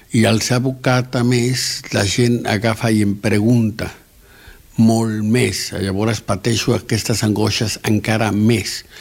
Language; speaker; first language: Catalan; non-native, fluent; Spanish